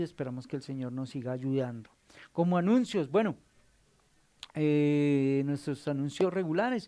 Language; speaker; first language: Spanish; native; Spanish